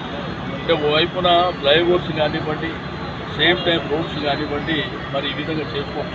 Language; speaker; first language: Telugu; native; Telugu